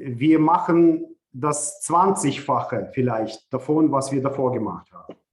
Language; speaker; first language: German; non-native, fluent; Ukrainian